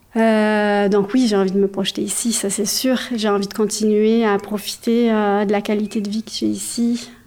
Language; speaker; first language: French; native; French